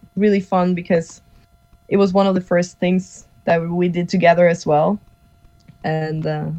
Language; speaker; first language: English; non-native, fluent; Norwegian